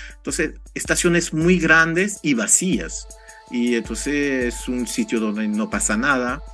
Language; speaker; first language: Spanish; non-native, fluent; French